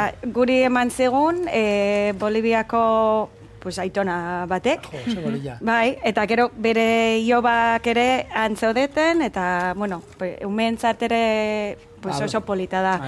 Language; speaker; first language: Basque; non-native, fluent; English